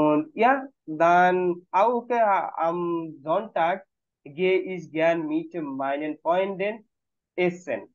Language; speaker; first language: German; non-native, fluent; Bangla